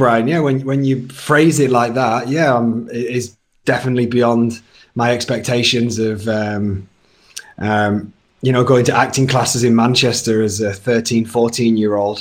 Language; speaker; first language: English; native; English